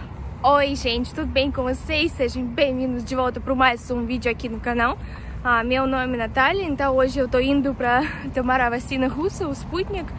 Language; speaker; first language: Portuguese; non-native, fluent; Russian